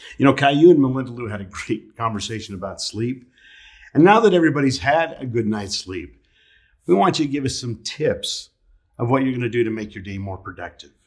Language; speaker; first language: English; native; English